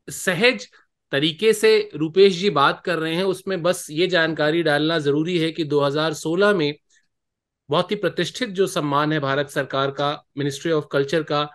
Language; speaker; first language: Hindi; native; Hindi